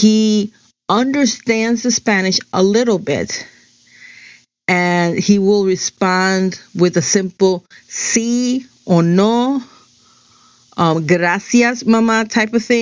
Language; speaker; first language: English; early bilingual, other home language; Spanish